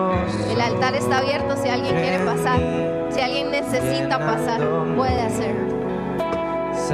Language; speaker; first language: Spanish; native; Spanish